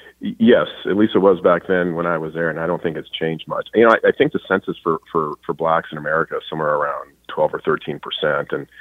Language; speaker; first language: English; native; English